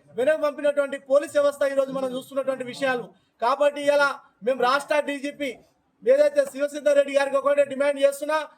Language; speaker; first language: Telugu; non-native, local second language; Lambadi